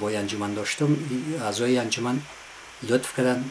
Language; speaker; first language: Persian; native; Persian